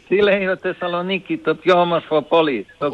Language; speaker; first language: Greek; non-native, fluent; Serbian